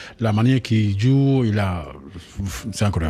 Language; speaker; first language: French; non-native, learner; Spanish